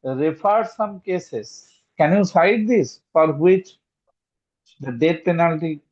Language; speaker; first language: English; non-native, local second language; Bangla